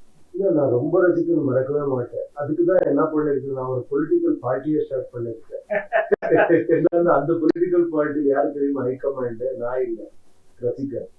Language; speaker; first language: Tamil; non-native, learner; Kannada